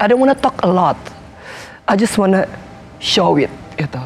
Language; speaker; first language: English; non-native, fluent; Indonesian